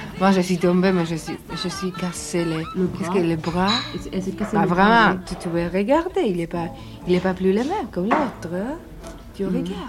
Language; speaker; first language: French; non-native, learner; Italian